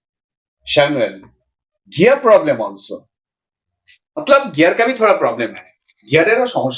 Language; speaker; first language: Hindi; non-native, local second language; Bangla